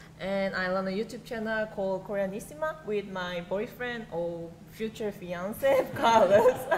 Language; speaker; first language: English; non-native, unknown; Korean